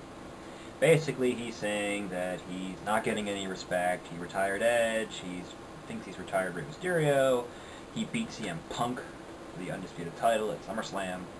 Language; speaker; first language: English; native; English